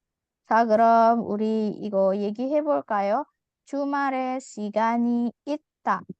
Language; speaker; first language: Korean; non-native, fluent; Indonesian